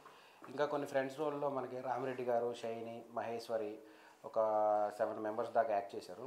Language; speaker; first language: Telugu; native; Telugu